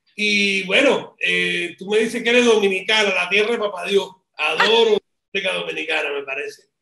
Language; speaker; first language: Spanish; native; Spanish